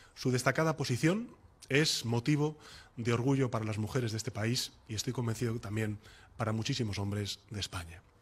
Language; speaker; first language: Spanish; native; Spanish